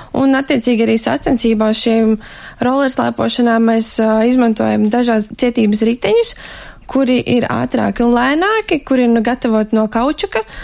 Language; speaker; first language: Latvian; native; Latvian